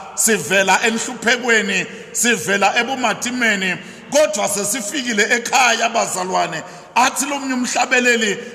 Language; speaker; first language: Zulu; non-native, local second language; Swati